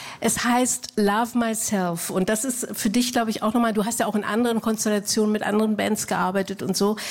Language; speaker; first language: German; native; German